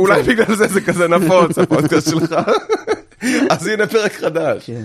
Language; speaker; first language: Hebrew; native; Hebrew